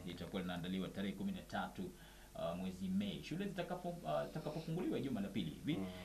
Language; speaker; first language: Swahili; native; Swahili